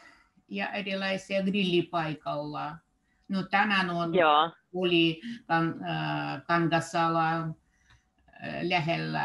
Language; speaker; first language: Finnish; non-native, learner; Russian